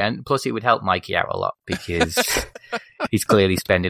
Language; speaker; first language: English; native; English